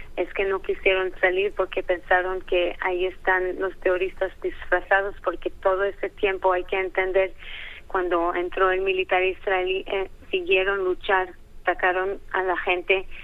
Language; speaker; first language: Spanish; early bilingual, heritage; Hebrew